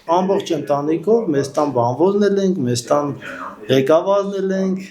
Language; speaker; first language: Armenian; non-native, local second language; Kurdish